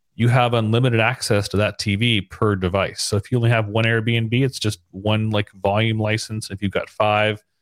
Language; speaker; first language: English; native; English